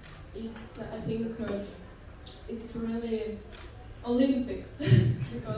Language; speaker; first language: English; non-native, learner; Ukrainian